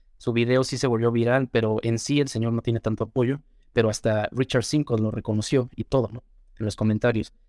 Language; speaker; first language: Spanish; native; Spanish